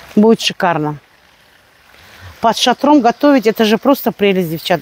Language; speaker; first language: Russian; native; Russian